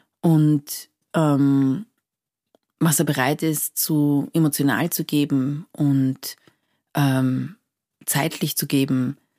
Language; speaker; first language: German; early bilingual, other home language; Persian